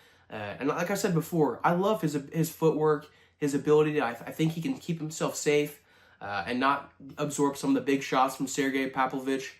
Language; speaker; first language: English; native; English